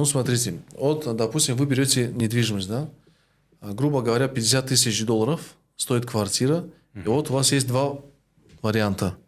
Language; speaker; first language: Russian; non-native, local second language; Tajik